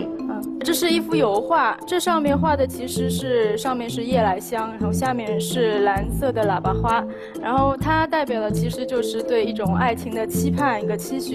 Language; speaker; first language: Chinese; native; Chinese